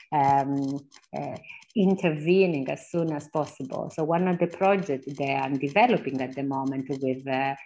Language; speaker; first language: English; non-native, fluent; Italian